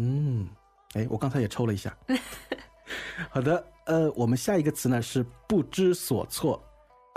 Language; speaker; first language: Chinese; native; Chinese